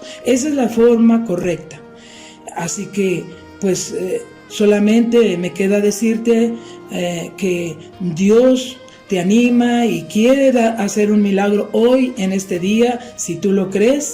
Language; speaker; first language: Spanish; native; Spanish